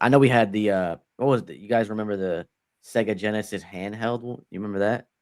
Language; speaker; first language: English; native; English